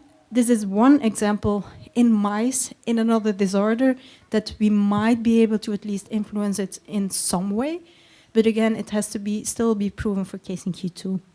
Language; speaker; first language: English; non-native, fluent; Dutch